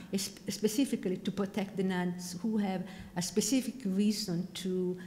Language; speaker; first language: English; non-native, fluent; Italian